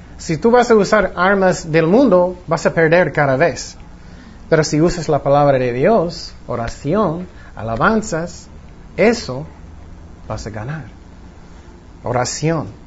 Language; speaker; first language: Spanish; non-native, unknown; English